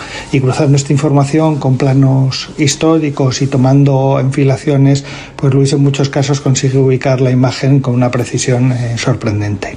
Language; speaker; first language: Spanish; native; Spanish